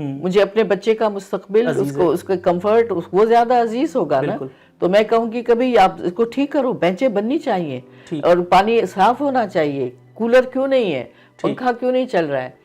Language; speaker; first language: Urdu; non-native, local second language; Sindhi